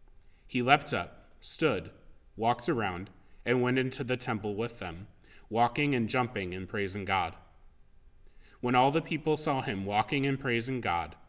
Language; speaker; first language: English; native; English